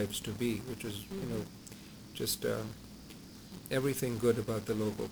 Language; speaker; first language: English; non-native, local second language; Punjabi